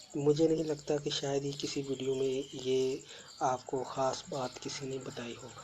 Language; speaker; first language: Urdu; non-native, local second language; Punjabi